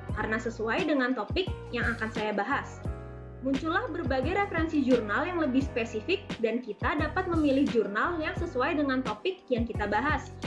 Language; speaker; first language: Indonesian; native; Indonesian